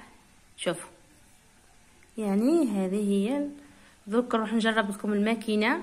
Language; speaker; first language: Arabic; native; Arabic